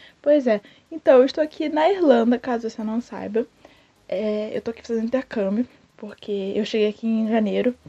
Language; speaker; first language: Portuguese; native; Portuguese